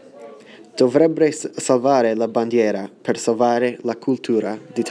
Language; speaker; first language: Italian; non-native, learner; English